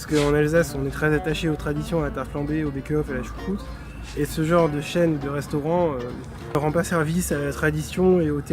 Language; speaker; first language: French; native; French